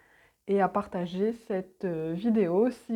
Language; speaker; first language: French; native; French